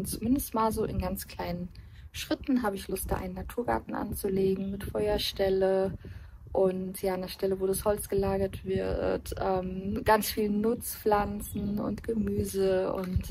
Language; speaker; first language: German; native; German